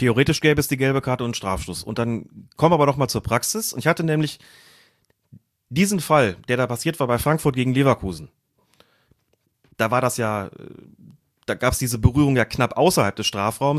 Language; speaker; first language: German; native; German